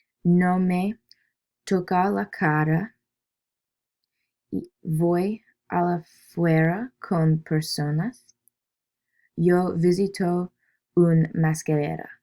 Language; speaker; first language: Spanish; non-native, learner; English